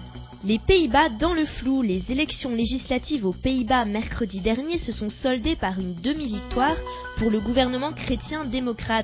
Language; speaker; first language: French; native; French